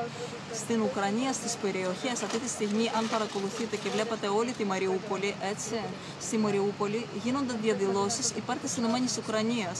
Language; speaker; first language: Greek; non-native, fluent; Ukrainian